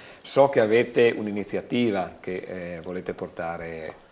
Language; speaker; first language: Italian; native; Italian